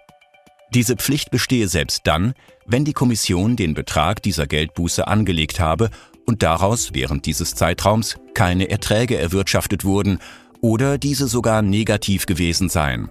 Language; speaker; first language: German; native; German